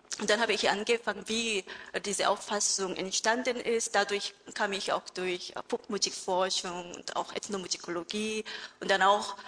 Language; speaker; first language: German; non-native, fluent; Korean